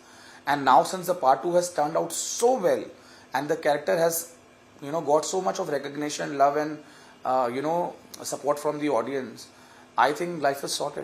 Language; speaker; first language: English; non-native, local second language; Hindi